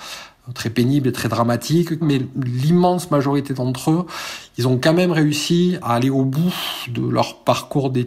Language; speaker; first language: French; native; French